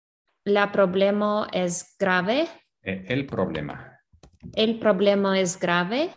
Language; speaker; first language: Spanish; non-native, learner; English